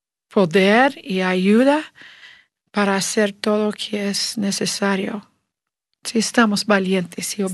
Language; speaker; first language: Spanish; non-native, learner; English